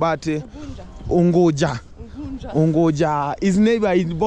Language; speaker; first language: English; non-native, learner; Swahili